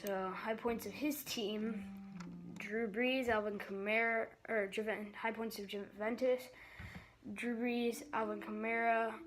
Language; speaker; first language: English; native; English